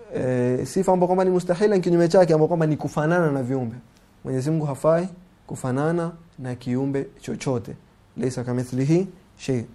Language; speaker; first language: Swahili; native; Swahili